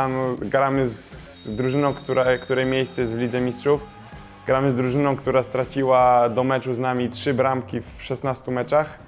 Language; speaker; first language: Polish; native; Polish